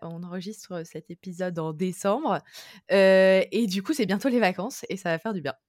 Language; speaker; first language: French; native; French